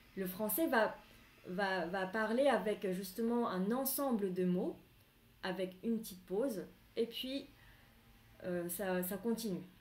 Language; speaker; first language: French; non-native, fluent; Vietnamese